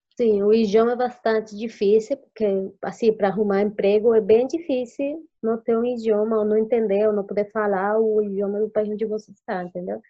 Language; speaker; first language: Portuguese; non-native, fluent; Spanish